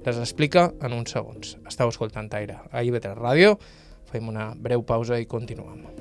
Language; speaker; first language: Catalan; native; Catalan